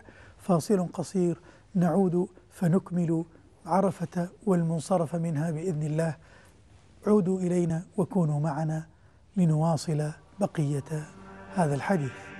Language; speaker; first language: Arabic; native; Arabic